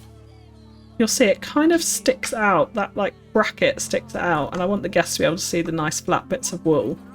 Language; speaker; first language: English; native; English